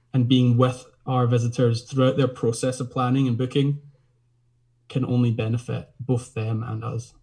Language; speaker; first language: English; native; English